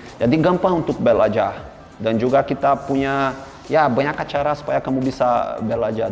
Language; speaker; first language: Indonesian; non-native, fluent; Portuguese